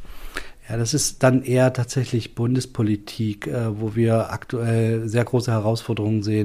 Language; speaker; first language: German; native; German